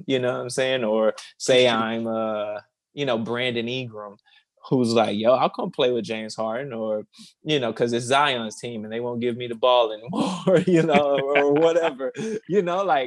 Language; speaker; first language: English; native; English